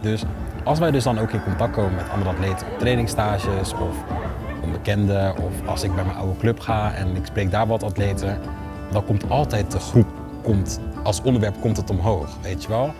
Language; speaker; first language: Dutch; native; Dutch